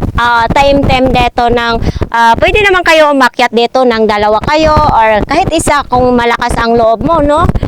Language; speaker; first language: Filipino; non-native, local second language; Masbatenyo